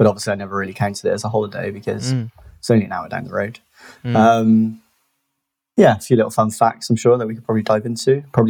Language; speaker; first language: English; native; English